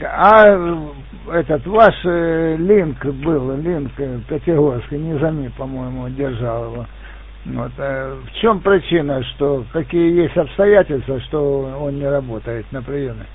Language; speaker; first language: Russian; native; Russian